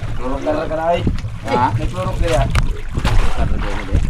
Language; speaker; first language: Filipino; non-native, local second language; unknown